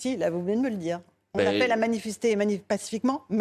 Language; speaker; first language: French; native; French